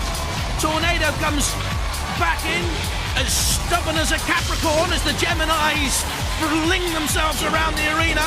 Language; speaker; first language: English; native; English